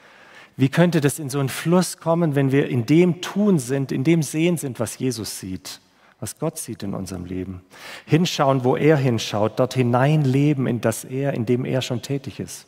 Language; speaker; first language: German; native; German